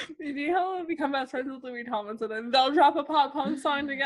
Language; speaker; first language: English; native; English